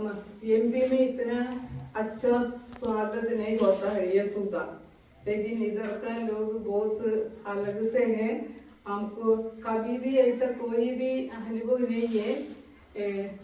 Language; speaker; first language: Hindi; non-native, local second language; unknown